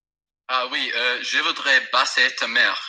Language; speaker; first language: French; non-native, learner; English